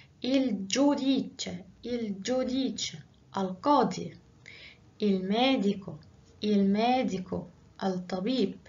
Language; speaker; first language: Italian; non-native, fluent; Arabic